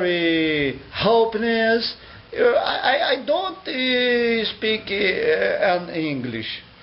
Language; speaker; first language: English; non-native, learner; Portuguese